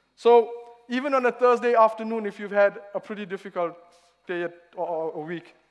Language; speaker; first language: English; native; English